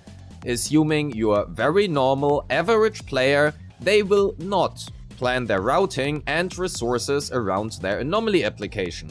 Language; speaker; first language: English; non-native, fluent; German